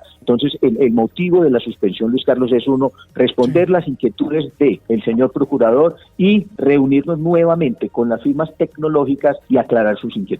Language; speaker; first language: Spanish; native; Spanish